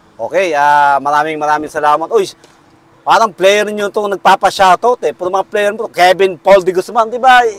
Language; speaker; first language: Filipino; native; Filipino